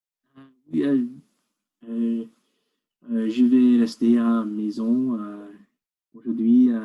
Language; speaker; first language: French; non-native, learner; English